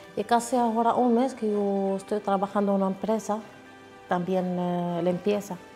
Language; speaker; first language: Spanish; non-native, learner; Arabic